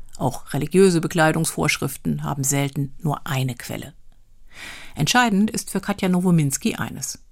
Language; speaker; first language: German; native; German